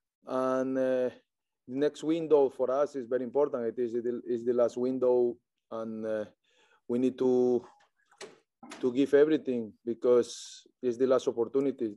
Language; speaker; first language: English; non-native, learner; Spanish